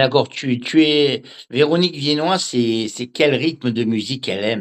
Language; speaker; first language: French; native; French